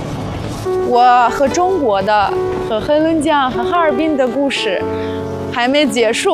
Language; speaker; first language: Chinese; non-native, fluent; Russian